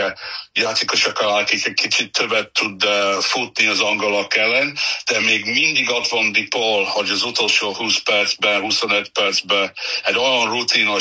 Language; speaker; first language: Hungarian; non-native, fluent; English